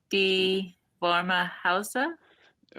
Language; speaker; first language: German; non-native, learner; English